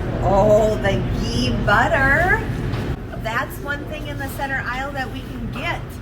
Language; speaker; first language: English; native; English